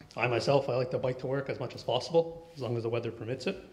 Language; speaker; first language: English; native; English